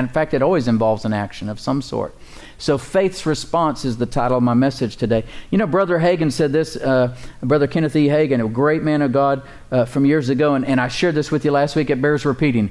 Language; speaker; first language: English; native; English